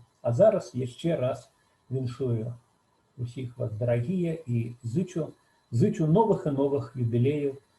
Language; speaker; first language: Belarusian; native; Belarusian